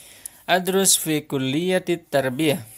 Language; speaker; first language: Arabic; non-native, fluent; Indonesian